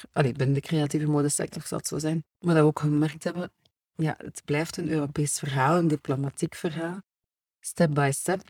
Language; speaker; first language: Dutch; native; Dutch